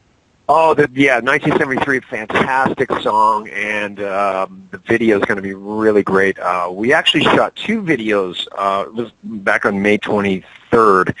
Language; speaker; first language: English; native; English